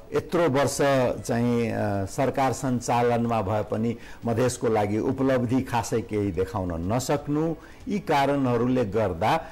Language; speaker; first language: Nepali; non-native, local second language; Maithili